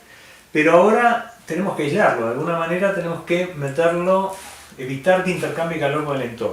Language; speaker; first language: Spanish; native; Spanish